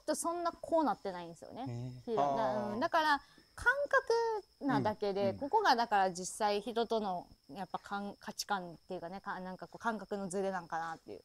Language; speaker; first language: Japanese; native; Japanese